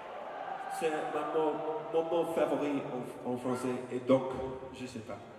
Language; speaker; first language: French; non-native, learner; English